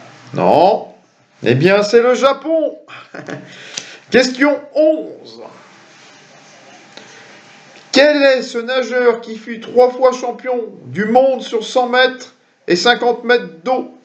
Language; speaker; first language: French; native; French